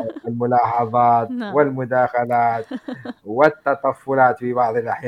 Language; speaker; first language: Arabic; non-native, fluent; Malay